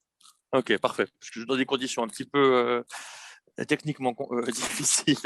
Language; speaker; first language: French; native; French